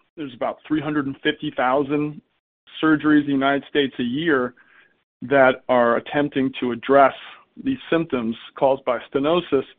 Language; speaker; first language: English; native; English